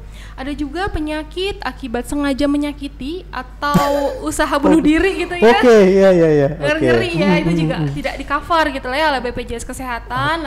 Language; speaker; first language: Indonesian; native; Indonesian